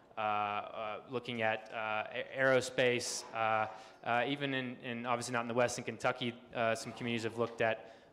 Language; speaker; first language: English; native; English